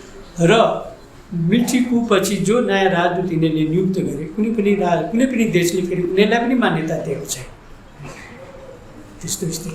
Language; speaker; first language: Nepali; native; Nepali